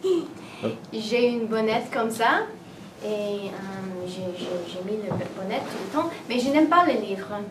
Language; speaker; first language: French; non-native, learner; English